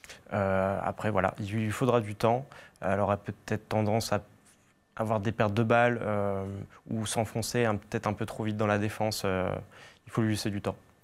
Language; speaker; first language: French; native; French